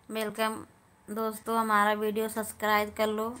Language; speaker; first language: Hindi; native; Hindi